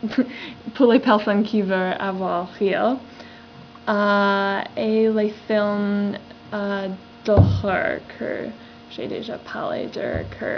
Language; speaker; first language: French; non-native, learner; English